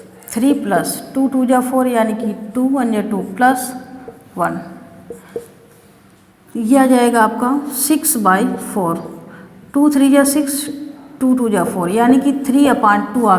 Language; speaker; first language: Hindi; native; Hindi